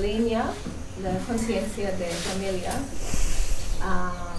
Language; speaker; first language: Spanish; non-native, learner; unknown